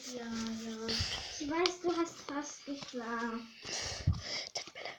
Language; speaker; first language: German; early bilingual, other home language; Hungarian